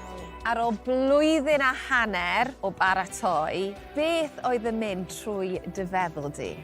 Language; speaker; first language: Welsh; native; Welsh